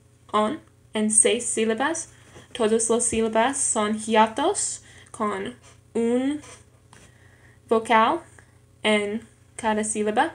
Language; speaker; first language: Spanish; non-native, learner; English